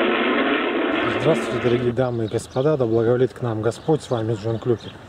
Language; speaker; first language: Russian; native; Russian